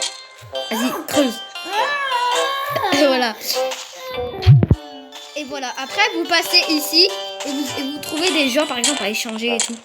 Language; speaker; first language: French; native; French